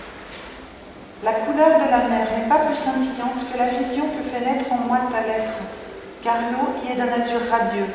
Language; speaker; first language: French; native; French